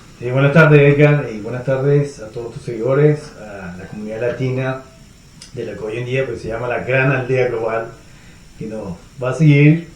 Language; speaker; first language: Spanish; native; Spanish